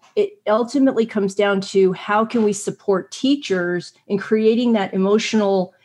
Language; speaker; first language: English; native; English